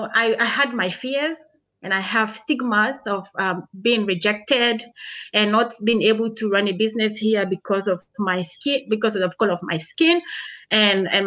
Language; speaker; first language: English; early bilingual, other home language; Krio